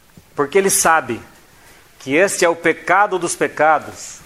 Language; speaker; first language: Portuguese; native; Portuguese